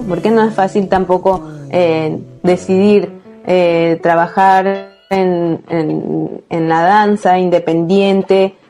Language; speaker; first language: Spanish; native; Spanish